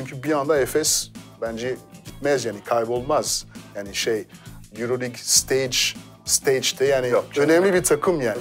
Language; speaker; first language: Turkish; non-native, fluent; French